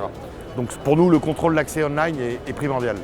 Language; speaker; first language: French; native; French